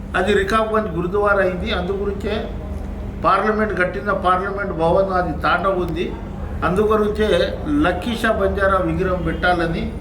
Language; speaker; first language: Telugu; non-native, local second language; Lambadi